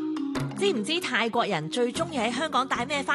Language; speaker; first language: Cantonese; native; Cantonese